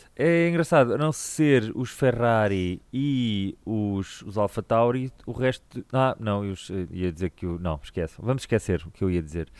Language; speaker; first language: Portuguese; native; Portuguese